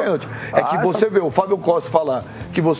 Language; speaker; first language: Portuguese; native; Portuguese